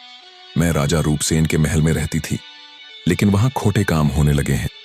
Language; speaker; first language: Hindi; native; Hindi